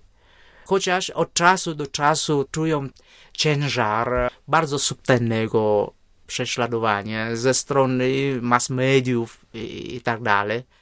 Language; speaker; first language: Polish; non-native, fluent; Vietnamese